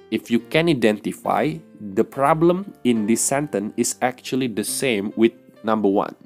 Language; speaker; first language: English; non-native, fluent; Indonesian